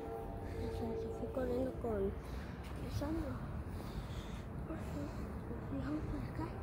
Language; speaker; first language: Spanish; native; Spanish